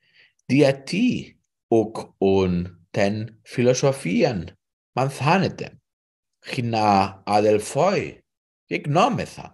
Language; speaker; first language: Greek; non-native, learner; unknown